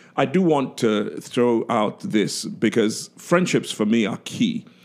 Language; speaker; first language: English; non-native, local second language; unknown